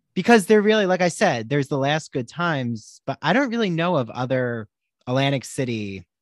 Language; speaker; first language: English; native; English